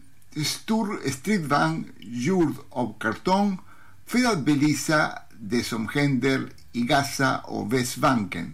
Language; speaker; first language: Swedish; non-native, fluent; Spanish